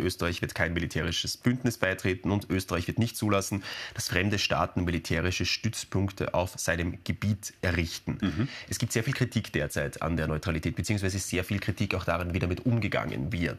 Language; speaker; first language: German; native; German